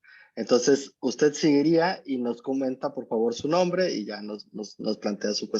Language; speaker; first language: Spanish; native; Spanish